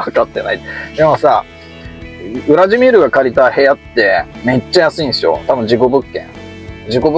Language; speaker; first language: Japanese; native; Japanese